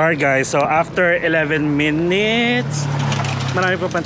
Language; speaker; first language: Filipino; native; Filipino